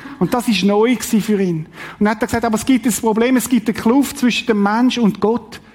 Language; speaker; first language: German; native; German